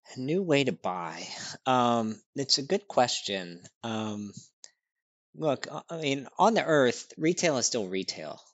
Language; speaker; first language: English; native; English